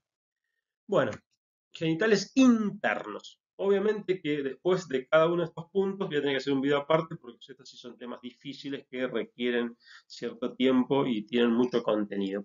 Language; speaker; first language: Spanish; native; Spanish